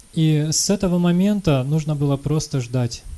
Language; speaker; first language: Russian; native; Russian